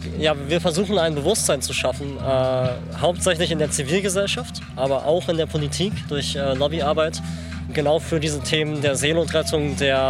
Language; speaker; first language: German; native; German